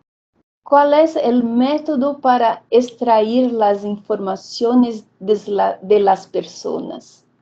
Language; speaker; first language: Spanish; non-native, fluent; Portuguese